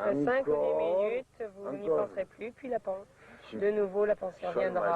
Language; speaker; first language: French; native; French